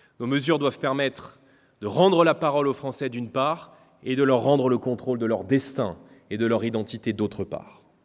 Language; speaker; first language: French; native; French